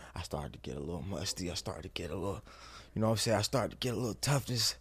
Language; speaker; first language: English; native; English